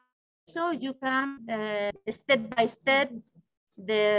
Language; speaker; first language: English; non-native, learner; Spanish